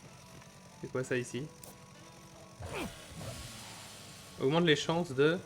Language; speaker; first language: French; native; French